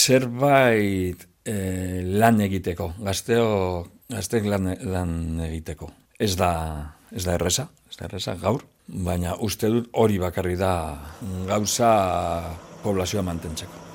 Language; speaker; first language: Basque; non-native, local second language; Spanish